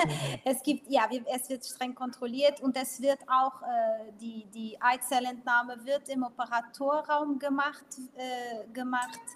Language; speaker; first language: German; non-native, local second language; Portuguese